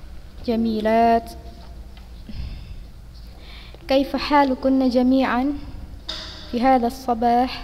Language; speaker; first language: Arabic; non-native, fluent; Indonesian